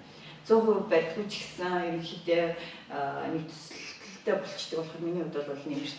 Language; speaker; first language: Mongolian; native; Mongolian